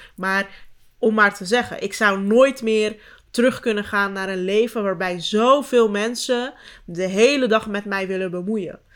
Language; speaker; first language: Dutch; early bilingual, other home language; Turkish